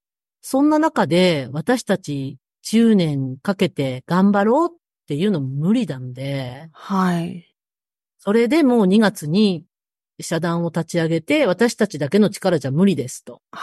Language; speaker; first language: Japanese; native; Japanese